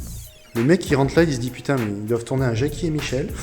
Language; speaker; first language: French; native; French